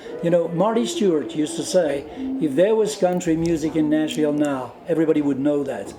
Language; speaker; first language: English; non-native, fluent; French